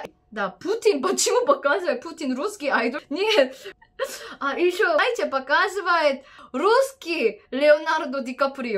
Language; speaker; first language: Russian; non-native, learner; Korean